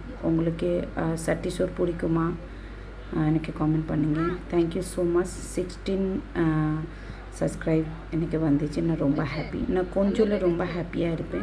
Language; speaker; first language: Tamil; non-native, local second language; Bangla